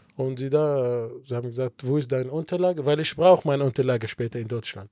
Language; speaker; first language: German; non-native, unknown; Arabic